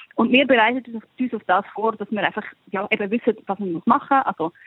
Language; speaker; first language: German; native; German